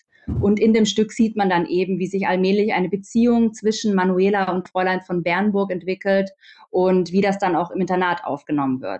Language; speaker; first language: German; native; German